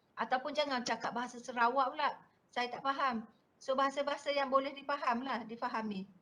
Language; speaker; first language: Malay; native; Malay